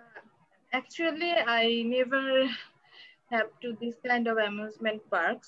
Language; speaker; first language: English; non-native, learner; Bangla